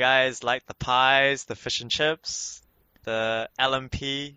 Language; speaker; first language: English; native; English